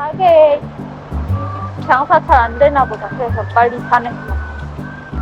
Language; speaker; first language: Korean; non-native, learner; Khmer